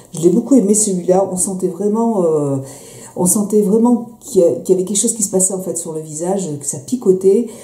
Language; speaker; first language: French; native; French